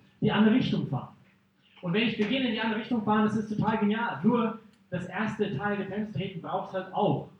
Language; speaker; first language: German; non-native, fluent; English